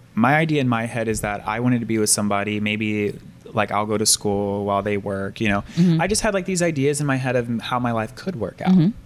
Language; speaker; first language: English; native; English